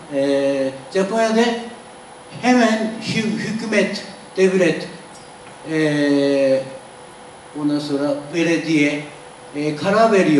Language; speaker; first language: Turkish; non-native, learner; Japanese